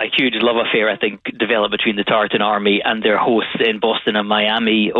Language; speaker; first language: English; native; English